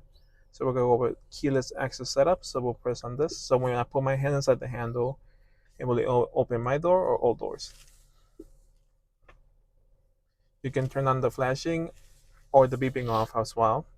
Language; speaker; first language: English; native; English